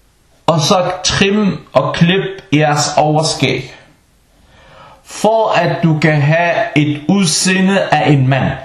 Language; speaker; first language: Danish; non-native, fluent; Arabic